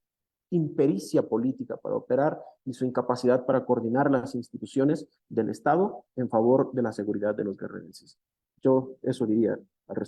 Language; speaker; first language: Spanish; native; Spanish